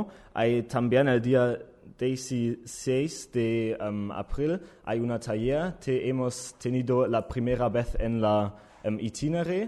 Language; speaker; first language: Spanish; non-native, learner; German